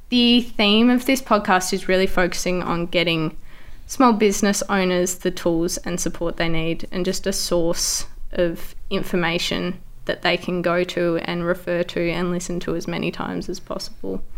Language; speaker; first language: English; native; English